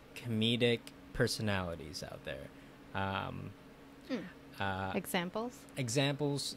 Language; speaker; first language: English; early bilingual, other home language; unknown